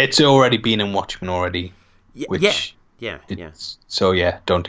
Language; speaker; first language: English; native; English